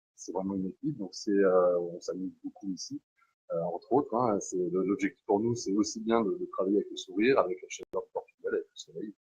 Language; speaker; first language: French; native; French